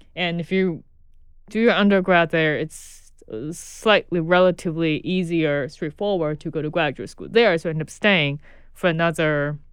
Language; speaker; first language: English; non-native, fluent; Chinese